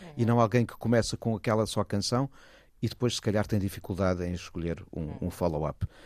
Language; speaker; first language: Portuguese; native; Portuguese